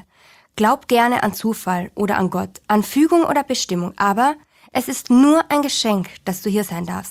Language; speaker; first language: German; native; German